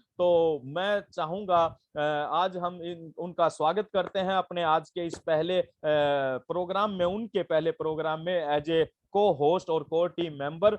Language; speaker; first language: Hindi; native; Hindi